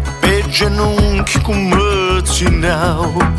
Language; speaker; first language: Romanian; native; Romanian